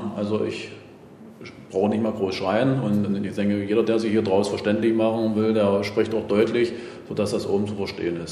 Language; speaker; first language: German; native; German